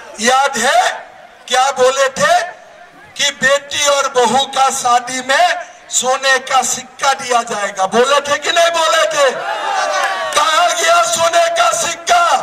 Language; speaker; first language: Hindi; non-native, local second language; Assamese